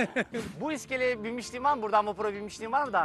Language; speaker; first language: Turkish; native; Turkish